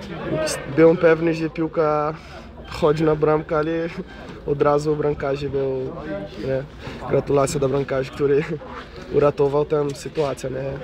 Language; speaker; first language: Polish; non-native, learner; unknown